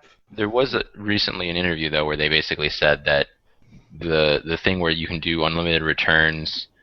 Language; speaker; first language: English; native; English